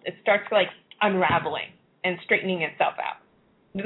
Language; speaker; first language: English; non-native, local second language; Cantonese